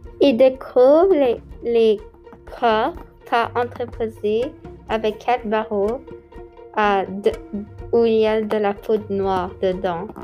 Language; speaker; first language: French; non-native, local second language; English